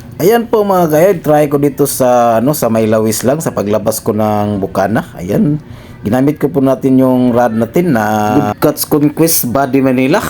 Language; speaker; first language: Filipino; non-native, local second language; Cebuano